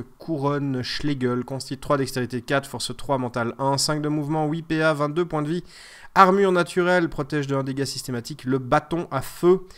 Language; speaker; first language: French; native; French